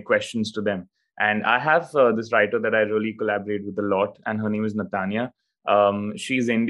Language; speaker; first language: English; non-native, local second language; Hindi